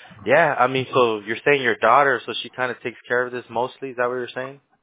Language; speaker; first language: English; early bilingual, other home language; Spanish